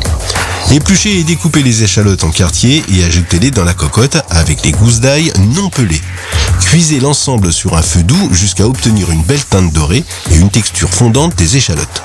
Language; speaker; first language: French; native; French